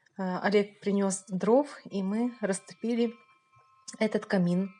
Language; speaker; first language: Russian; native; Russian